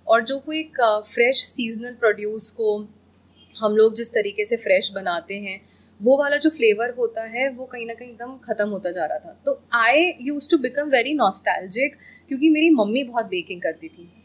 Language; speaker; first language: Hindi; native; Hindi